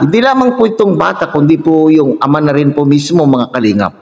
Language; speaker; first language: Filipino; native; Filipino